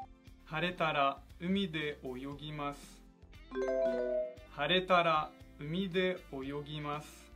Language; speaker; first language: Japanese; non-native, learner; French